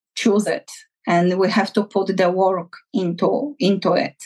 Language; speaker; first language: English; non-native, fluent; Polish